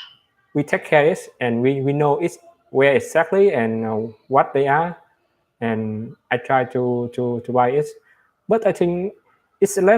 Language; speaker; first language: English; non-native, learner; Vietnamese